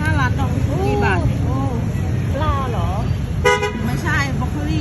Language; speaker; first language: Thai; native; Thai